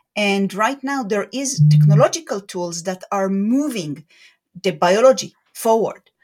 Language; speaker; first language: English; non-native, fluent; Hebrew